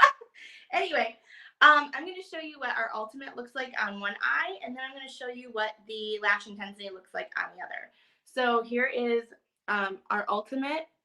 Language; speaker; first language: English; native; English